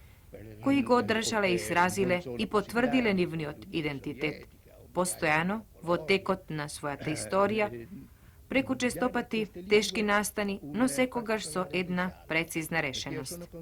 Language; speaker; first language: Macedonian; non-native, fluent; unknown